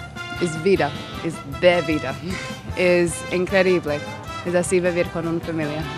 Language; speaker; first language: Spanish; non-native, learner; English